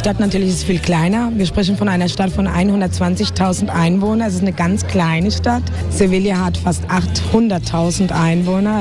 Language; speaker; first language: German; non-native, fluent; Spanish